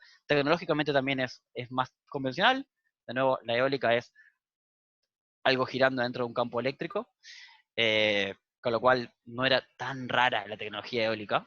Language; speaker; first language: Spanish; native; Spanish